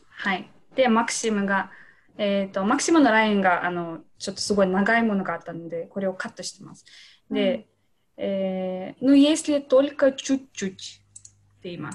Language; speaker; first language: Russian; non-native, learner; Japanese